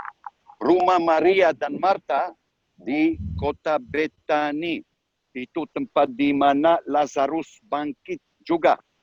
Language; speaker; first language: Indonesian; non-native, learner; Hebrew